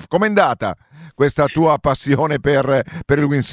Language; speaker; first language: Italian; native; Italian